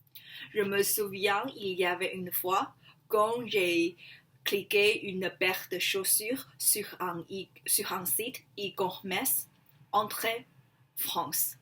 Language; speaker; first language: French; non-native, learner; Chinese